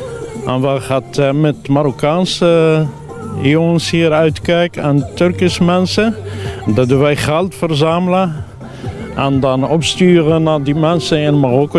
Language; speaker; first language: Dutch; non-native, learner; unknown